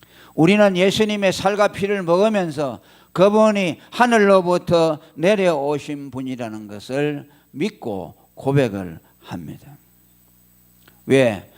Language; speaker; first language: Korean; native; Korean